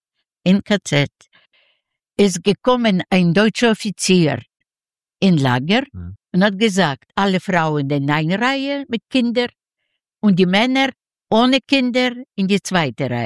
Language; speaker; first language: German; non-native, learner; Russian